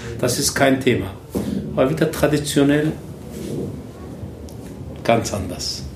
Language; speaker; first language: German; non-native, learner; Turkish